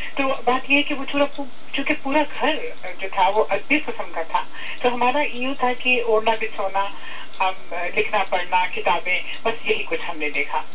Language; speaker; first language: Urdu; native; Urdu